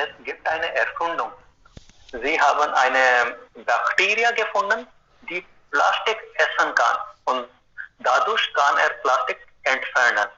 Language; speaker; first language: German; non-native, fluent; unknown